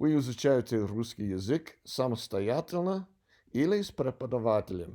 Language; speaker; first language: Russian; non-native, learner; English